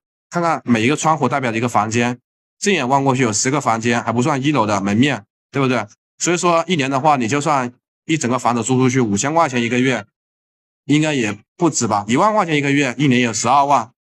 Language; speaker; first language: Chinese; native; Chinese